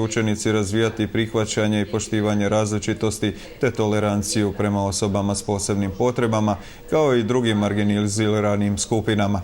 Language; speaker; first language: Croatian; native; Croatian